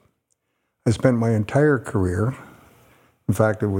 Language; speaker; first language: English; native; English